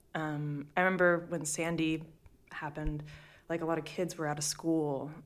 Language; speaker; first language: English; native; English